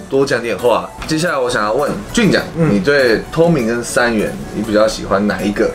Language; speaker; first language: Chinese; native; Chinese